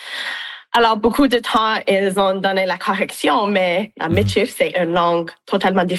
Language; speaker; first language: French; non-native, local second language; English